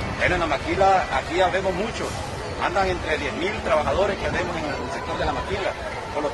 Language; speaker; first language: Spanish; native; Spanish